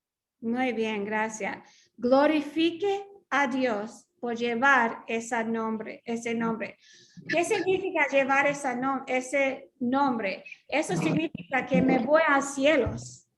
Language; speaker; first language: Spanish; non-native, fluent; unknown